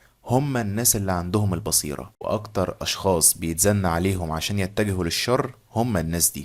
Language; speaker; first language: Arabic; native; Arabic